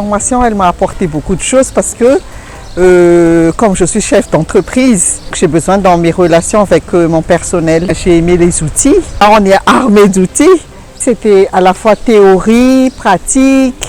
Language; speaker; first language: French; non-native, local second language; Malagasy